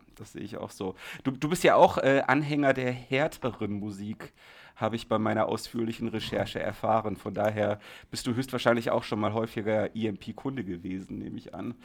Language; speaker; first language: German; native; German